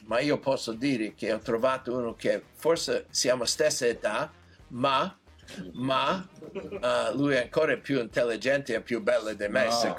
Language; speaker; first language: Italian; non-native, learner; English